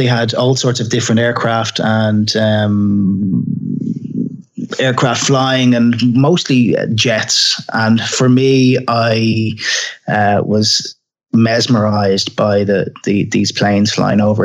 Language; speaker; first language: English; native; English